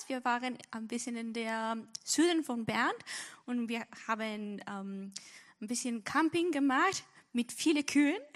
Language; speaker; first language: German; non-native, learner; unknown